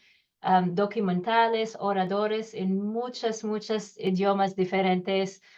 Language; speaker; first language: Spanish; non-native, learner; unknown